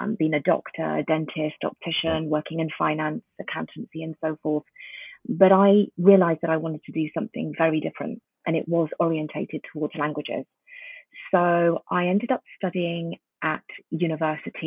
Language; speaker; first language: English; early bilingual, other home language; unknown